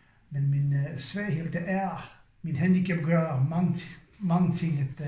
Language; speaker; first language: Danish; non-native, fluent; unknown